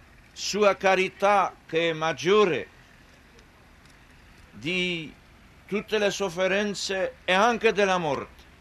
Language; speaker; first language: Italian; non-native, fluent; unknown